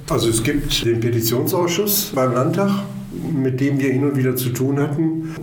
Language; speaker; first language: German; native; German